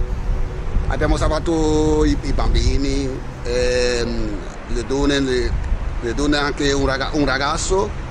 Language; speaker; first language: Italian; non-native, learner; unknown